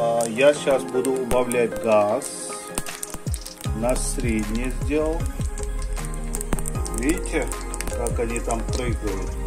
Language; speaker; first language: Russian; non-native, fluent; Hindi